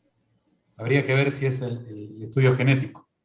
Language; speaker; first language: Spanish; native; Spanish